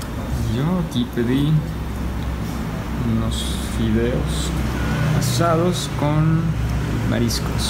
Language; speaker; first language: Spanish; non-native, learner; English